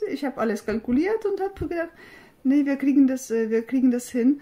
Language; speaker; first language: German; non-native, fluent; Russian